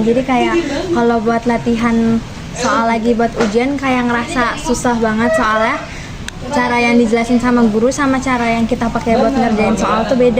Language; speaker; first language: Indonesian; native; Indonesian